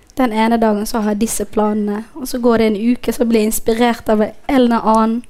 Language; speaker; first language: Norwegian; non-native, fluent; Somali